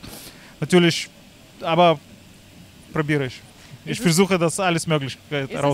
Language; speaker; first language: German; non-native, learner; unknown